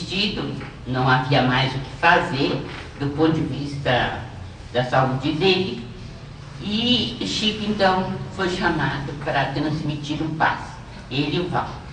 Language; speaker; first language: Portuguese; native; Portuguese